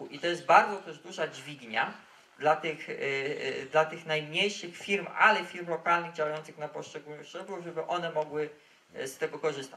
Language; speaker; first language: Polish; native; Polish